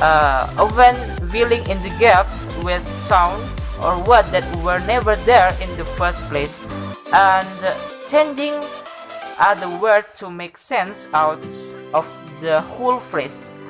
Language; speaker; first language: English; non-native, learner; Indonesian